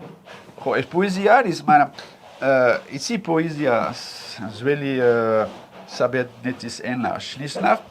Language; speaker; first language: Georgian; non-native, learner; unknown